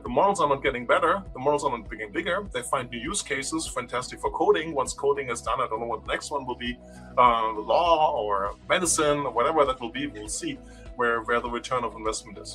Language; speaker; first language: English; non-native, fluent; German